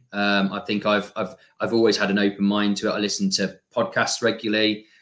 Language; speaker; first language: English; native; English